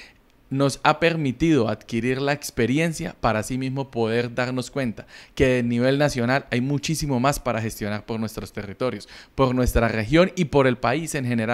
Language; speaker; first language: Spanish; native; Spanish